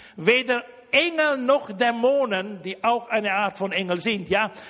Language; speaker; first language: German; early bilingual, heritage; Romanian